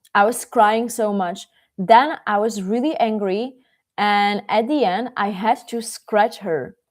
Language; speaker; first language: English; non-native, fluent; Czech